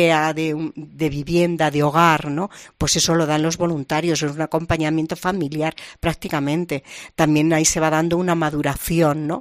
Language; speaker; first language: Spanish; native; Spanish